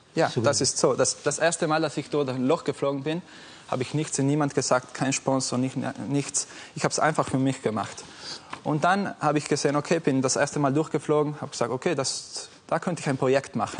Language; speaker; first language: German; non-native, fluent; Italian